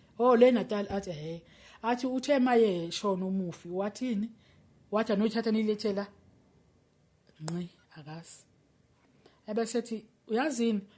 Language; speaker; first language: Zulu; native; Zulu